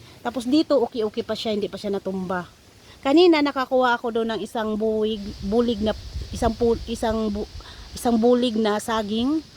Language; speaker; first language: Filipino; non-native, local second language; Cebuano